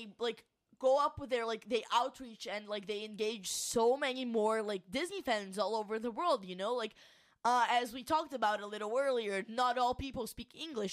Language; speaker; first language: English; non-native, fluent; Portuguese